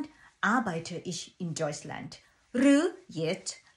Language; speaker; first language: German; non-native, fluent; Thai